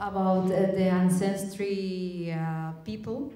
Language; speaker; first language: English; non-native, learner; Spanish